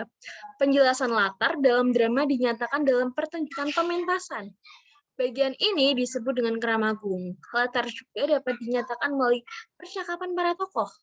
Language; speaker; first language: Indonesian; native; Indonesian